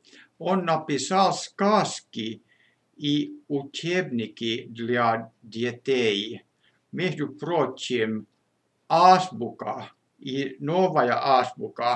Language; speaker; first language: Russian; non-native, fluent; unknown